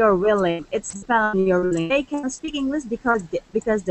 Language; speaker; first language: English; non-native, learner; Indonesian